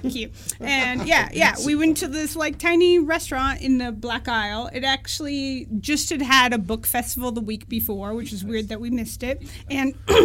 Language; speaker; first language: English; native; English